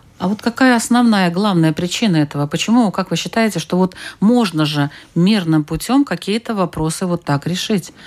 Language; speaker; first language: Russian; native; Russian